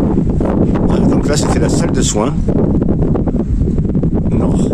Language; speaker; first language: French; native; French